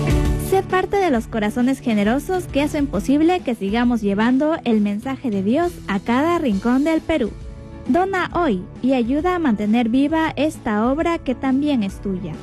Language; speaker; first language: Spanish; native; Spanish